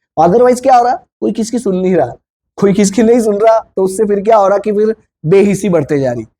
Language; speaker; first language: Hindi; native; Hindi